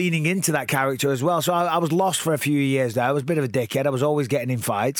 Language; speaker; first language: English; native; English